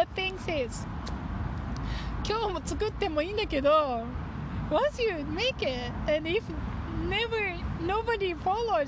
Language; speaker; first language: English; non-native, fluent; Japanese